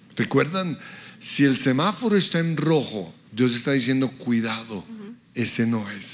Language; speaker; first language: Spanish; early bilingual, other home language; English